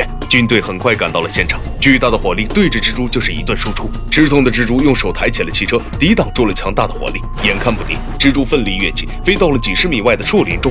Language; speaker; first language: Chinese; native; Chinese